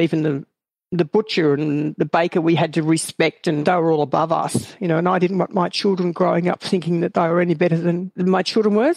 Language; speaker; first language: English; native; English